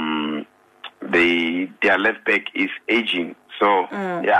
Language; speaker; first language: English; non-native, local second language; Northern Sotho